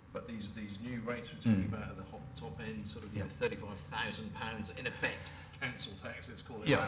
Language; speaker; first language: English; native; English